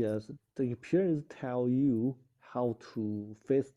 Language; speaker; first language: English; non-native, learner; Chinese